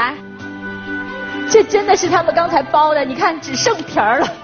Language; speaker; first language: Chinese; native; Chinese